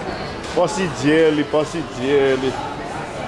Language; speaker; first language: Russian; non-native, learner; Armenian